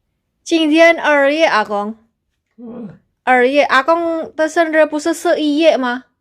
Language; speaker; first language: Chinese; non-native, learner; Indonesian